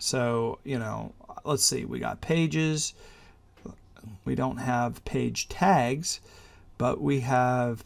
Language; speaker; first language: English; native; English